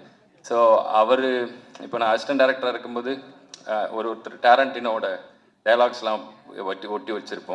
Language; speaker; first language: Tamil; native; Tamil